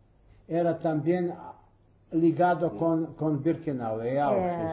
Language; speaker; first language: Spanish; early bilingual, heritage; Ladino